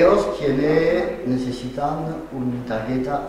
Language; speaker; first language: Spanish; non-native, learner; French